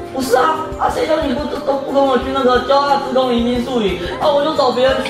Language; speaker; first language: Chinese; native; Chinese